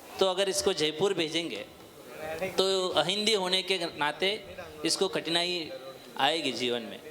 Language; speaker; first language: Hindi; non-native, local second language; Kannada